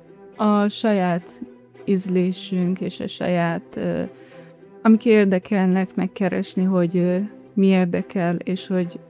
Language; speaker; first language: Hungarian; early bilingual, heritage; Hungarian